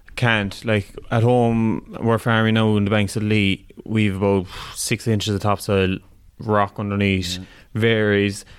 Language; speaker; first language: English; native; English